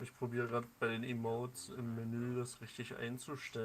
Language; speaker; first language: German; native; German